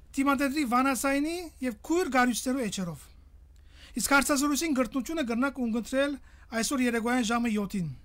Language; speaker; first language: Armenian; early bilingual, heritage; Armenian